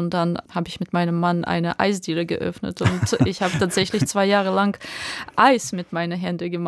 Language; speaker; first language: German; non-native, fluent; Russian